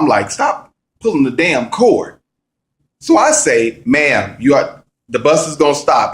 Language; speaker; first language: English; native; English